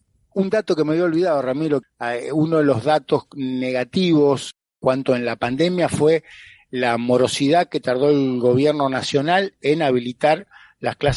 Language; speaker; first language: Spanish; native; Spanish